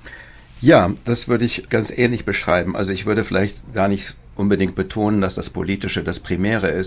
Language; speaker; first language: German; native; German